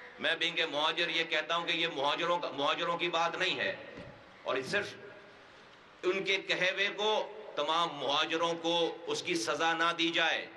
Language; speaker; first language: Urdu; native; Urdu